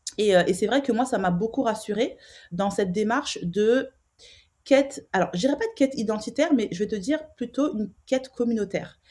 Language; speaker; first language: French; native; French